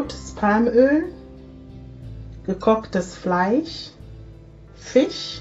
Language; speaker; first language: German; non-native, fluent; Akan